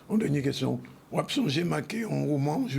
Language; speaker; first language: French; native; French